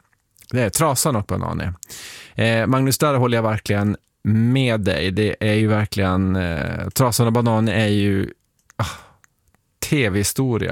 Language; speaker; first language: Swedish; native; Swedish